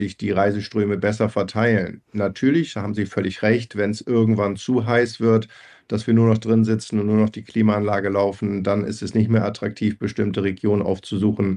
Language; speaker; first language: German; native; German